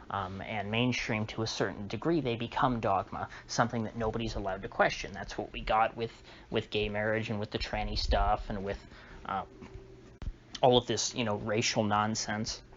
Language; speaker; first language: English; native; English